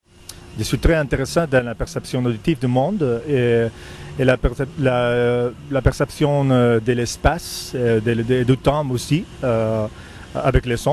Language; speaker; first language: French; non-native, fluent; Spanish